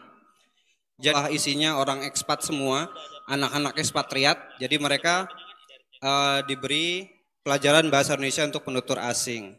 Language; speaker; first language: Indonesian; native; Indonesian